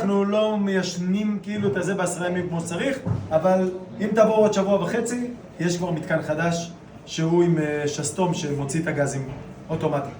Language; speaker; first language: Hebrew; native; Hebrew